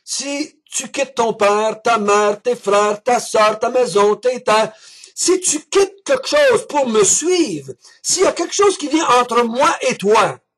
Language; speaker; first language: French; native; French